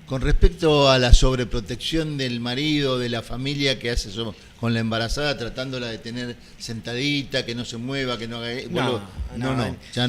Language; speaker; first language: Spanish; native; Spanish